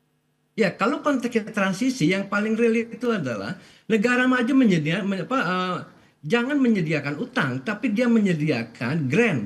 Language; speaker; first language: Indonesian; native; Indonesian